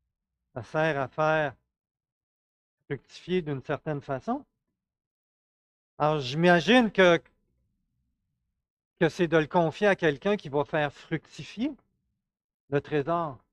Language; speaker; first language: French; native; French